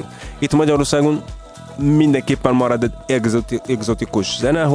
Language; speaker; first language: Hungarian; non-native, fluent; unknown